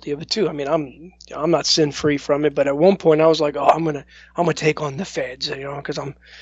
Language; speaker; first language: English; native; English